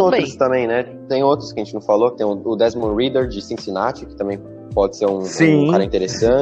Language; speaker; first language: Portuguese; native; Portuguese